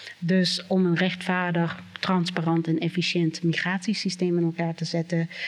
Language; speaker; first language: Dutch; non-native, fluent; English